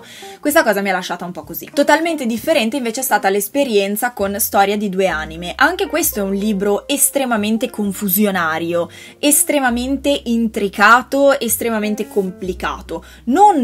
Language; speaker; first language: Italian; native; Italian